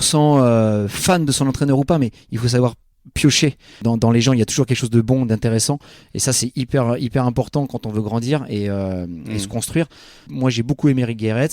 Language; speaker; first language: French; native; French